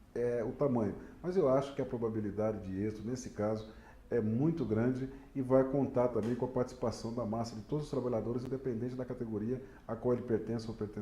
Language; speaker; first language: Portuguese; native; Portuguese